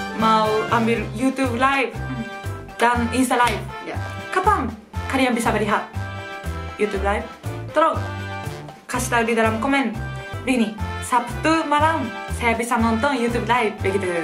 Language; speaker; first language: Indonesian; non-native, learner; Japanese